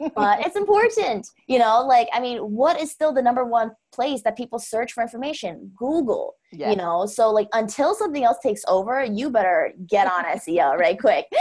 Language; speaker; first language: English; non-native, fluent; Chinese